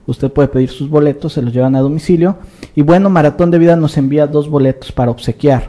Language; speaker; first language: Spanish; native; Spanish